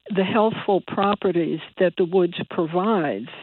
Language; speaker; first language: English; native; English